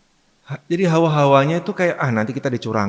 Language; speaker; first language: Indonesian; native; Indonesian